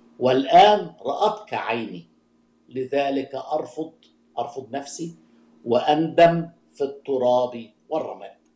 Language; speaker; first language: Arabic; native; Arabic